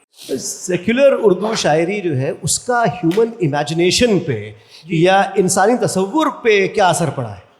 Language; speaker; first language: Hindi; native; Hindi